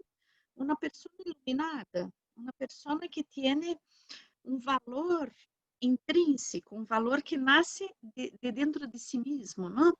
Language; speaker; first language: Spanish; non-native, learner; Portuguese